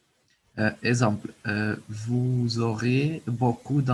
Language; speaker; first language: French; non-native, learner; Portuguese